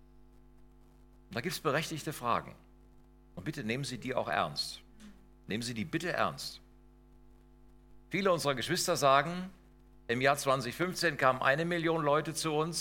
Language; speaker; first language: German; native; German